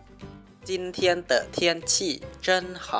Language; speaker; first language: Chinese; non-native, fluent; Lao